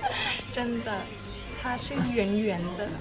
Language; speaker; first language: Chinese; non-native, learner; Thai